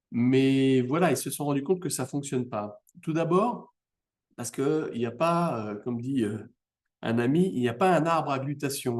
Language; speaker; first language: French; native; French